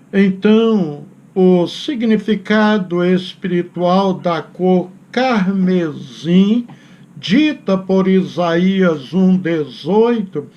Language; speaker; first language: Portuguese; native; Portuguese